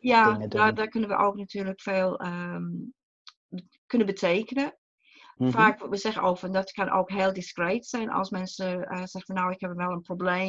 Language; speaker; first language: Dutch; non-native, fluent; English